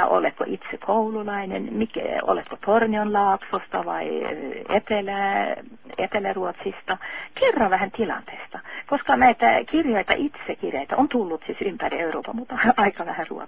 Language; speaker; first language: Finnish; non-native, fluent; Norwegian